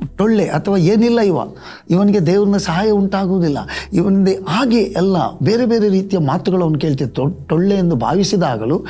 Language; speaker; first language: Kannada; native; Kannada